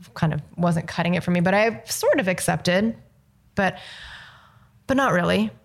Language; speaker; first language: English; early bilingual, other home language; Chinese